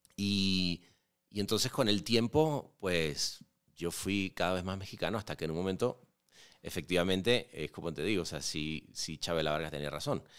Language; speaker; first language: Spanish; native; Spanish